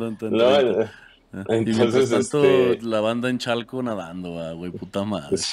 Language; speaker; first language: Spanish; native; Spanish